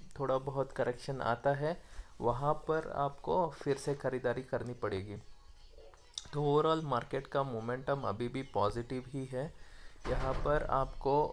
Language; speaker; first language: Hindi; non-native, local second language; Kannada